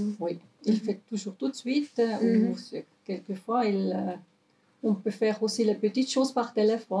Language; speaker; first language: French; non-native, local second language; German